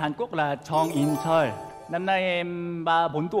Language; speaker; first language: Vietnamese; non-native, fluent; Korean